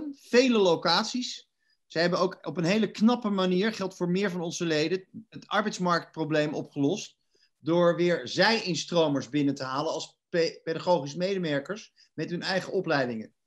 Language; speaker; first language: Dutch; native; Dutch